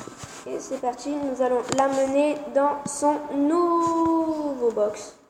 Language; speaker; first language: French; native; French